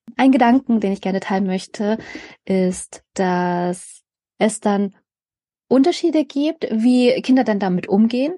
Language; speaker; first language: German; early bilingual, other home language; Vietnamese